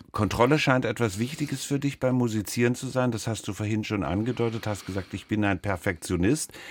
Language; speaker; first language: German; native; German